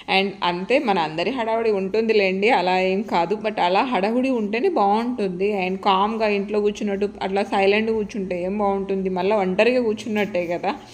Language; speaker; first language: Telugu; native; Telugu